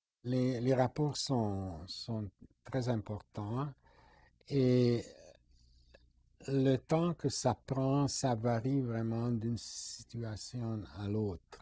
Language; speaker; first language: French; non-native, fluent; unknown